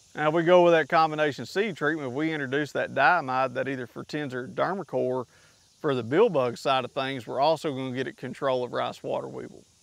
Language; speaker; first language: English; native; English